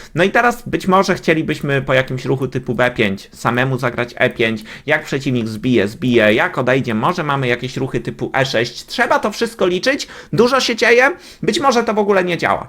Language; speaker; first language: Polish; native; Polish